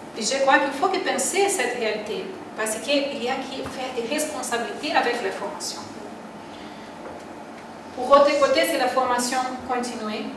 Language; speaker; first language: French; non-native, learner; Portuguese